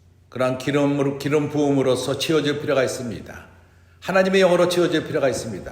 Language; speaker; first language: Korean; native; Korean